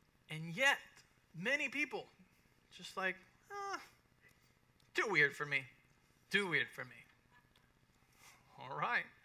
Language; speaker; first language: English; native; English